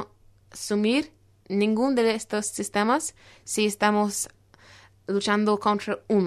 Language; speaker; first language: Spanish; non-native, fluent; English